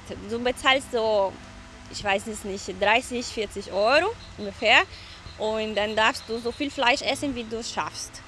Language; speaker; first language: German; non-native, fluent; Portuguese